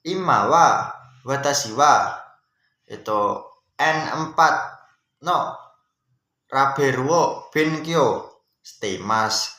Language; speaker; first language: Japanese; non-native, learner; Indonesian